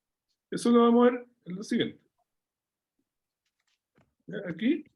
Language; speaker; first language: Spanish; native; Spanish